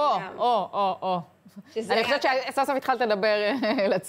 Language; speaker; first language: Hebrew; native; Hebrew